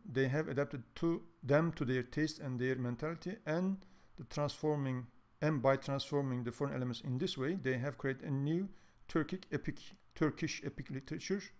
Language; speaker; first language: English; non-native, fluent; Turkish